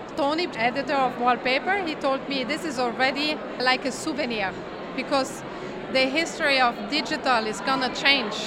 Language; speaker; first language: English; non-native, fluent; Italian